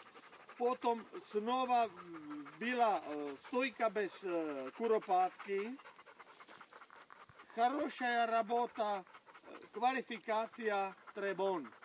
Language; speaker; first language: Russian; non-native, learner; Czech